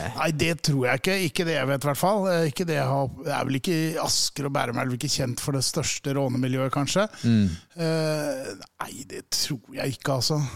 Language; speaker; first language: Norwegian; native; Norwegian